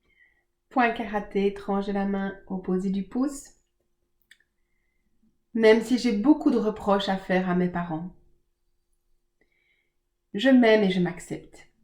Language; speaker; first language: French; native; French